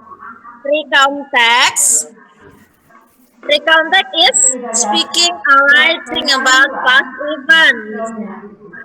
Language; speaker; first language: English; non-native, learner; Indonesian